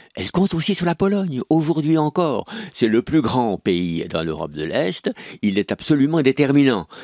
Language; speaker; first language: French; native; French